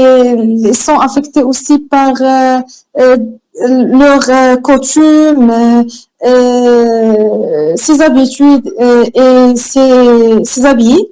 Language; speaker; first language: French; non-native, learner; Arabic